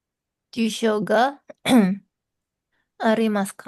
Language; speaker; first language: Japanese; non-native, learner; Indonesian